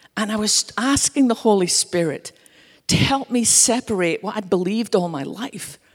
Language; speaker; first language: English; native; English